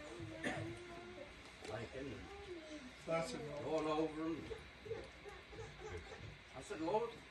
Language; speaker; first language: English; native; English